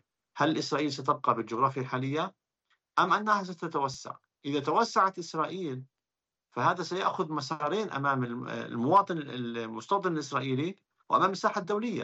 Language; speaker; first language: Arabic; native; Arabic